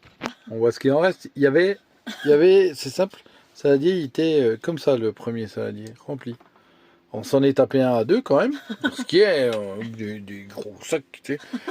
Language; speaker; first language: French; native; French